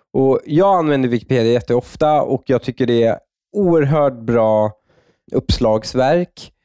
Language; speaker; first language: Swedish; native; Swedish